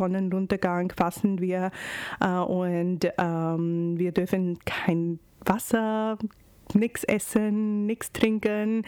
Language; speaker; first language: German; non-native, learner; Urdu